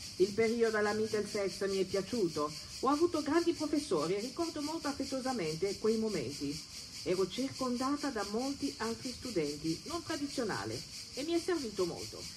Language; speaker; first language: Italian; non-native, fluent; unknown